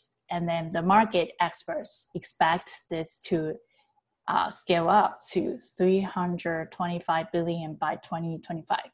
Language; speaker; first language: English; non-native, fluent; Chinese